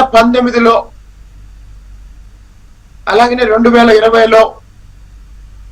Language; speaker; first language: Telugu; native; Telugu